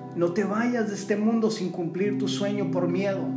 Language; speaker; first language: Spanish; early bilingual, heritage; Spanish